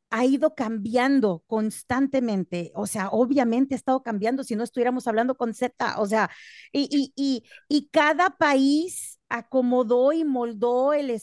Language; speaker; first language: Spanish; early bilingual, heritage; Spanish